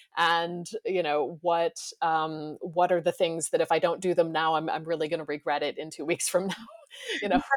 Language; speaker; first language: English; native; English